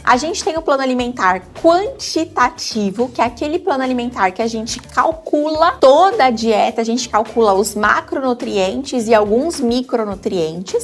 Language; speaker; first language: Portuguese; native; Portuguese